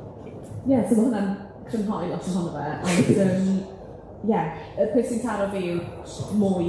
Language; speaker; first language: Welsh; native; Welsh